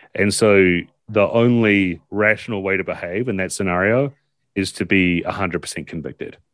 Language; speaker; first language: English; native; English